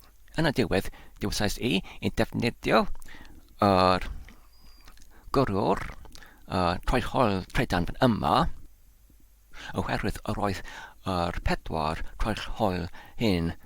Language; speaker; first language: Welsh; non-native, learner; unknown